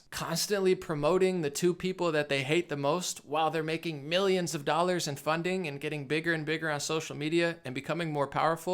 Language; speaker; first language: English; native; English